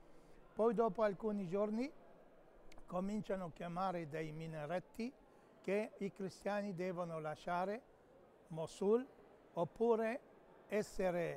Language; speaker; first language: Italian; non-native, fluent; Arabic